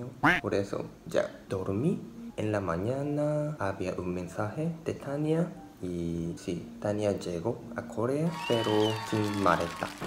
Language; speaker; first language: Spanish; non-native, learner; Japanese